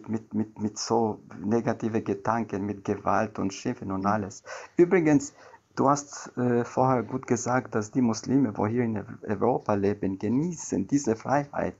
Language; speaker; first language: German; non-native, learner; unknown